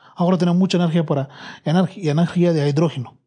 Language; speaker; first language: Spanish; non-native, fluent; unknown